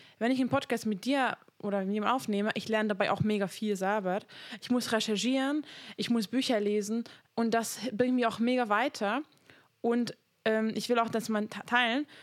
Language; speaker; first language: German; non-native, fluent; Hungarian